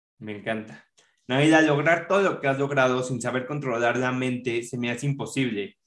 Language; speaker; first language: Spanish; native; Spanish